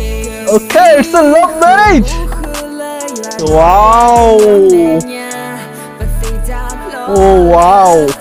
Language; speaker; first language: English; non-native, learner; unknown